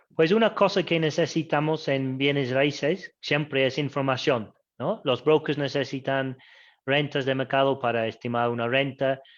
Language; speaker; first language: Spanish; non-native, fluent; English